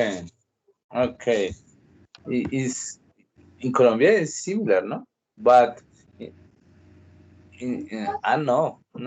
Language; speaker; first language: English; non-native, learner; Spanish